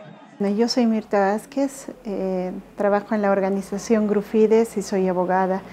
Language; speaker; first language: Spanish; native; Spanish